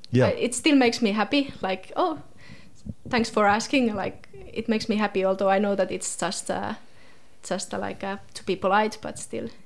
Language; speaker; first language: English; non-native, fluent; Finnish